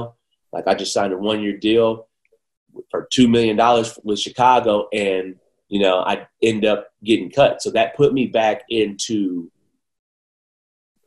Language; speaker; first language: English; native; English